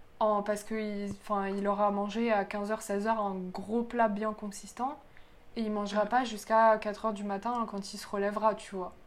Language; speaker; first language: French; early bilingual, other home language; Polish